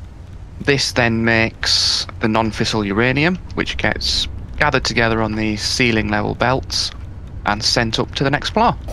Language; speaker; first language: English; native; English